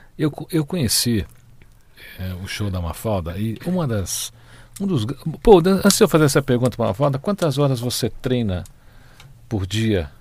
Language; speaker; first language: Portuguese; native; Portuguese